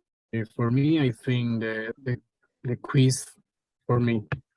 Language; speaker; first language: English; non-native, learner; Spanish